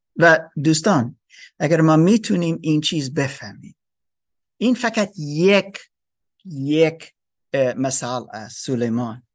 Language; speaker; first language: Persian; non-native, learner; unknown